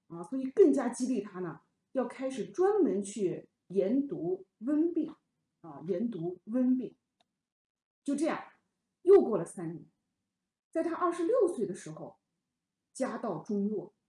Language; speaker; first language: Chinese; native; Chinese